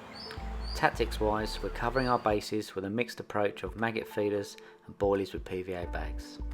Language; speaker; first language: English; native; English